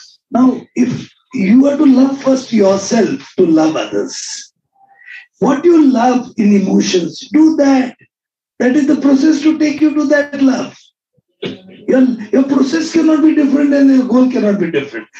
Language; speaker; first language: English; non-native, local second language; Hindi